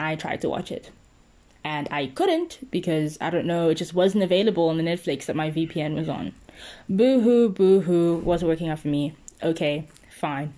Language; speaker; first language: English; non-native, local second language; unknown